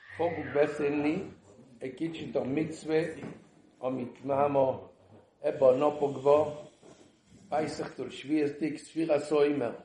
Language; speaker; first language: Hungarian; early bilingual, heritage; Hungarian